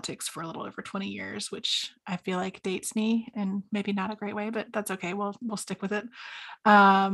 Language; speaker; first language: English; native; English